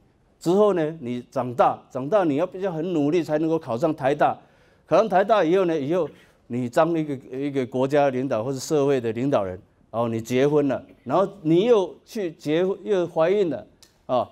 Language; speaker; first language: Chinese; native; Chinese